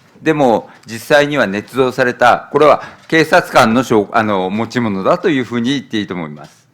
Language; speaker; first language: Japanese; native; Japanese